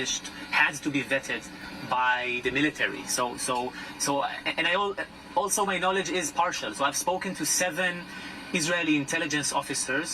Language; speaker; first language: English; non-native, fluent; Hebrew